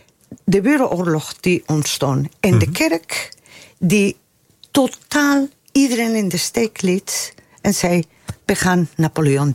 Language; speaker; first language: Dutch; non-native, fluent; Spanish